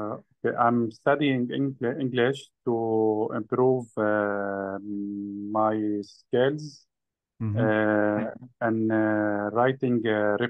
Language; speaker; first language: English; non-native, learner; Arabic